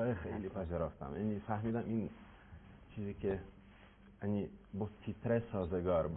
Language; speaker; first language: Persian; non-native, learner; Russian